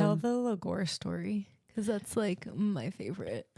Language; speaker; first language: English; native; English